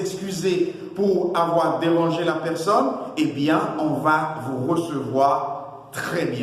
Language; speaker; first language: French; non-native, local second language; Haitian Creole